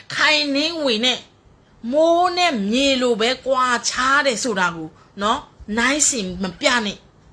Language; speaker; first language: Burmese; non-native, local second language; S'gaw Karen